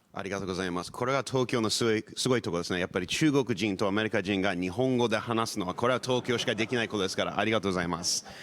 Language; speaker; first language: Japanese; non-native, fluent; English